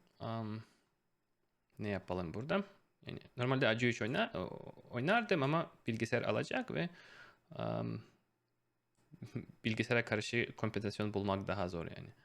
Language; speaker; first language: Turkish; non-native, fluent; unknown